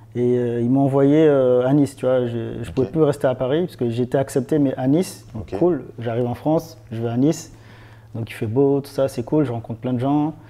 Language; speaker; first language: French; native; French